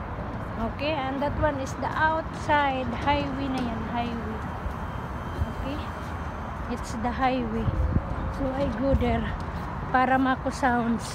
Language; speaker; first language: English; non-native, local second language; Filipino